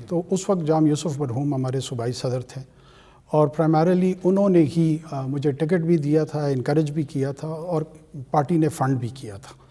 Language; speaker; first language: Urdu; non-native, local second language; Pashto